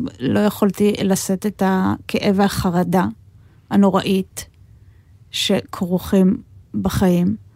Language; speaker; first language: Hebrew; native; Hebrew